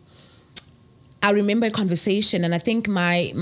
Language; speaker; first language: English; non-native, local second language; Zulu